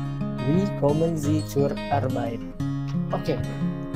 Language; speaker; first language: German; non-native, fluent; Indonesian